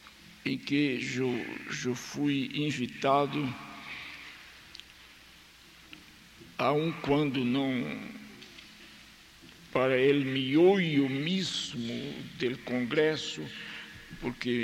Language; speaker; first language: Spanish; non-native, fluent; Portuguese